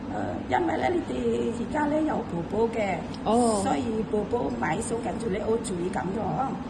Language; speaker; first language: Cantonese; non-native, learner; Indonesian